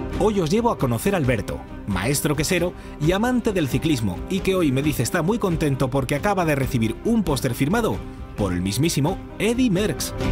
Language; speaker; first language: Spanish; native; Spanish